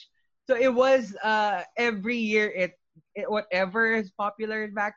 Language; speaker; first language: English; non-native, local second language; Filipino